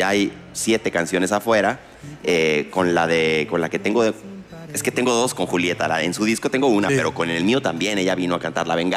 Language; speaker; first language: Spanish; native; Spanish